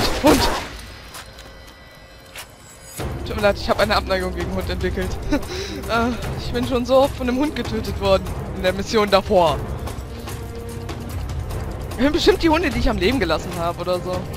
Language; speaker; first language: German; native; German